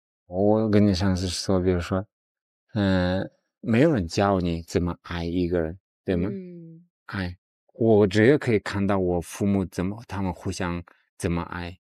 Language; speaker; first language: Chinese; non-native, fluent; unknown